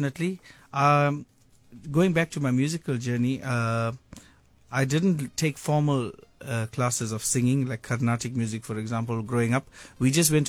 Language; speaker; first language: English; native; English